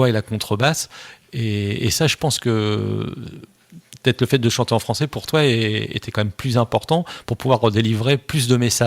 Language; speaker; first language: French; native; French